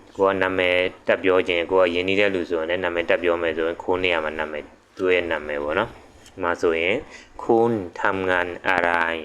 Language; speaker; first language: Burmese; native; Burmese